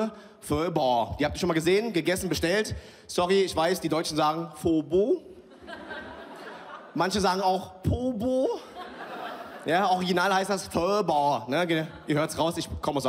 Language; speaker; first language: German; early bilingual, other home language; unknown